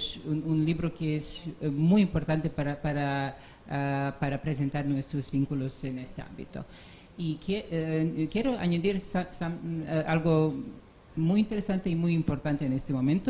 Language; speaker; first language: Spanish; non-native, fluent; Serbian